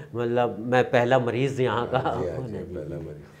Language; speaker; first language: Hindi; native; Hindi